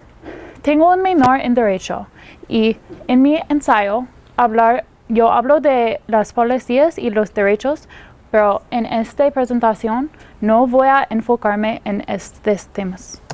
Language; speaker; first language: Spanish; non-native, learner; English